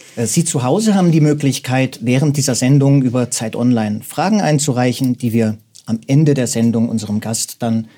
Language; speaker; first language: German; native; German